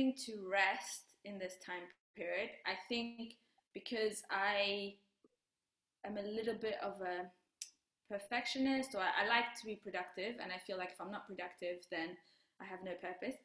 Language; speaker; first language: English; non-native, local second language; Kinyarwanda